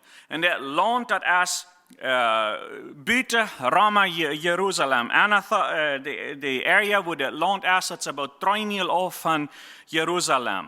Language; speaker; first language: German; non-native, learner; Plautdietsch